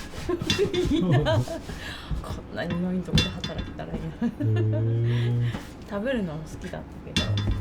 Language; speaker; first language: Japanese; native; Japanese